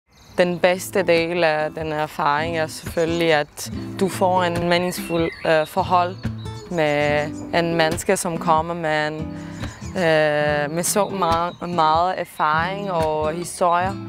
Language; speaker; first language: Danish; non-native, fluent; Italian